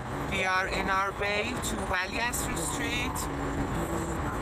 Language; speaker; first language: English; non-native, fluent; Persian